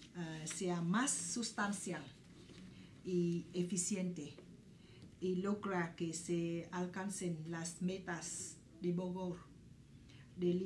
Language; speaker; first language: Spanish; non-native, fluent; Vietnamese